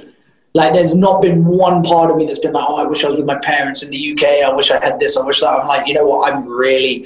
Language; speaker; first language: English; native; English